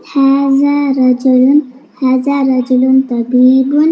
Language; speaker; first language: Arabic; non-native, learner; Malayalam